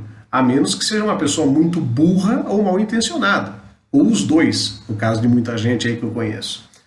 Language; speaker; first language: Portuguese; native; Portuguese